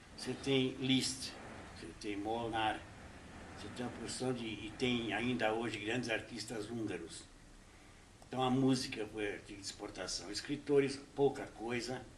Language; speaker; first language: Portuguese; early bilingual, other home language; Hungarian